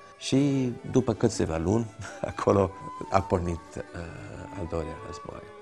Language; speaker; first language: Romanian; early bilingual, heritage; Romanian